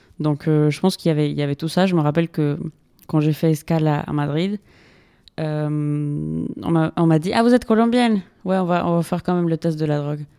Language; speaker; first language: French; non-native, fluent; Spanish